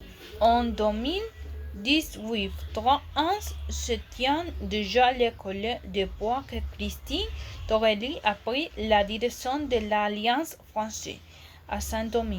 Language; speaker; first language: French; non-native, learner; Spanish